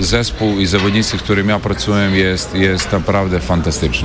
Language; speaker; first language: Polish; non-native, fluent; Serbian